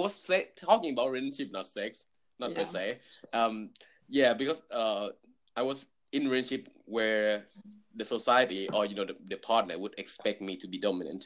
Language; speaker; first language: English; non-native, fluent; Thai